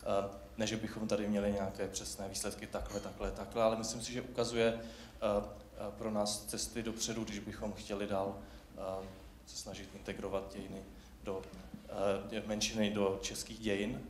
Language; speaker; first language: Czech; native; Czech